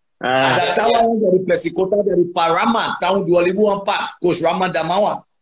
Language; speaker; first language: Indonesian; non-native, fluent; English